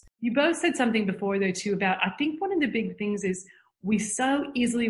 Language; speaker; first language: English; native; English